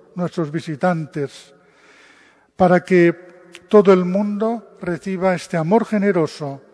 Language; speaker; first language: Spanish; non-native, local second language; Catalan